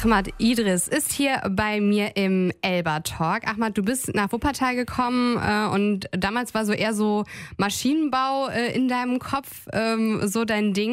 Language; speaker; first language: German; native; German